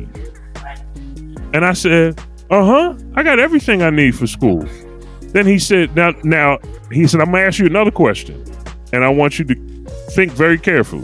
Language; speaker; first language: English; native; English